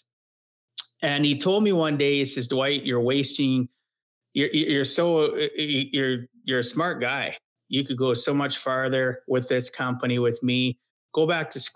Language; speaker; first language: English; native; English